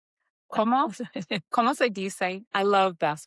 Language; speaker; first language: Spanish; non-native, learner; English